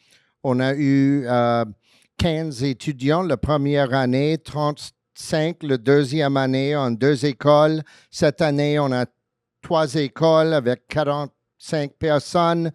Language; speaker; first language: French; early bilingual, heritage; French